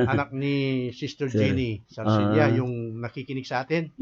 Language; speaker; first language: Filipino; native; Filipino